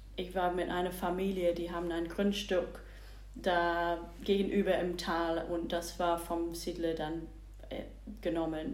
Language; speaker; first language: German; non-native, fluent; English